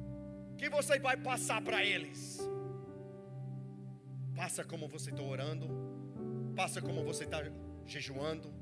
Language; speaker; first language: Portuguese; non-native, learner; English